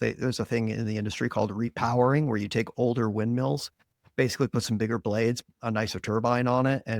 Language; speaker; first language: English; native; English